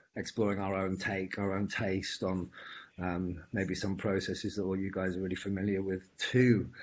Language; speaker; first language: English; native; English